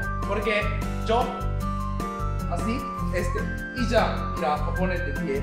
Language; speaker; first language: Spanish; non-native, learner; Japanese